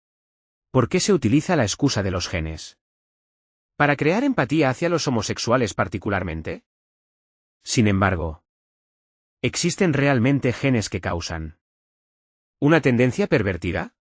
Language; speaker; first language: Spanish; non-native, fluent; Arabic